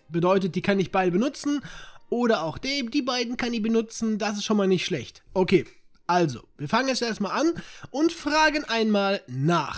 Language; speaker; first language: German; native; German